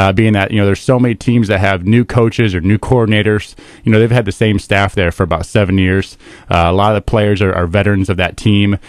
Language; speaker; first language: English; native; English